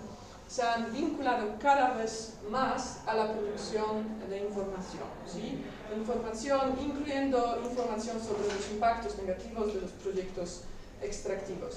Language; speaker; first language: Spanish; non-native, learner; Polish